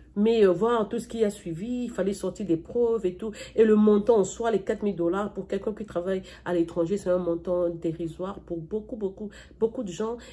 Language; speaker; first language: French; non-native, local second language; Lingala